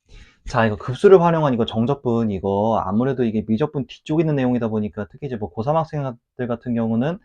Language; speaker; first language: Korean; native; Korean